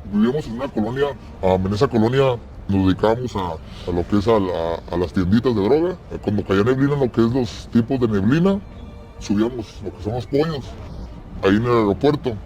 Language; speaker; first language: Spanish; native; Spanish